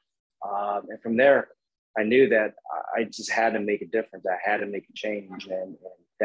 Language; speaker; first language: English; native; English